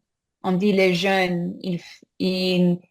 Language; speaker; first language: French; non-native, fluent; English